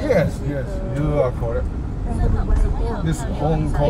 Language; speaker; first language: English; non-native, learner; Cantonese